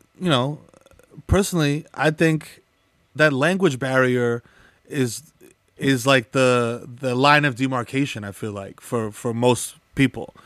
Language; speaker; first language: English; early bilingual, other home language; Spanish